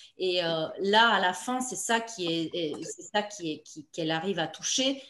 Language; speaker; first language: French; non-native, fluent; Romanian